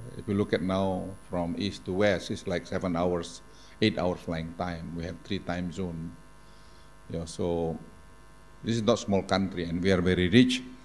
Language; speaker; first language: English; non-native, fluent; Indonesian